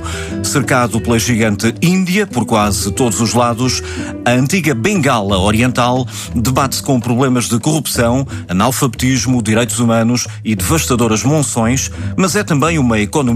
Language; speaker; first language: Portuguese; native; Portuguese